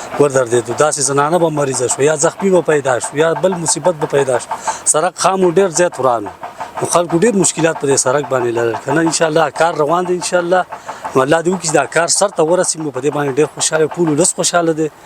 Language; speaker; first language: Pashto; native; Pashto